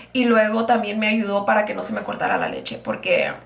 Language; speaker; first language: Spanish; early bilingual, other home language; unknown